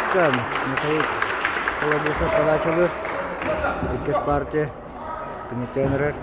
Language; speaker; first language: Russian; non-native, local second language; Yakut